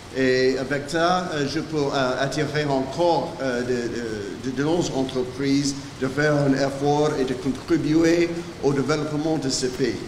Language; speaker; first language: French; non-native, fluent; English